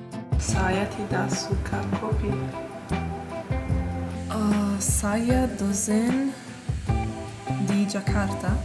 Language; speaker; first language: Indonesian; non-native, learner; Italian